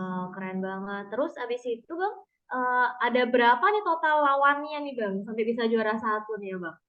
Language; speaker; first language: Indonesian; native; Indonesian